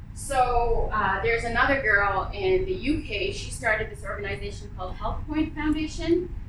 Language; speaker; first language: English; early bilingual, other home language; Arabic